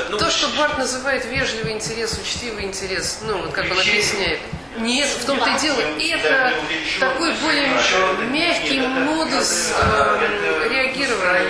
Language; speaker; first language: Russian; native; Russian